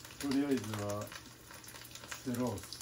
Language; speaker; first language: Japanese; native; Japanese